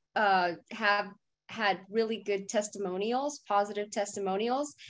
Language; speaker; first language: English; non-native, fluent; Russian